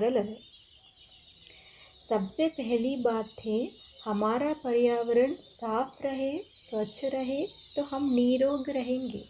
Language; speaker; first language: Hindi; non-native, fluent; Sinhala